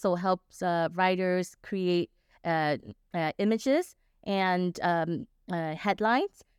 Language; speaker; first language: English; non-native, fluent; Vietnamese